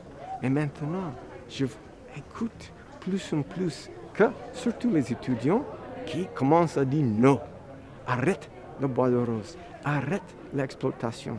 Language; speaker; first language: French; non-native, fluent; English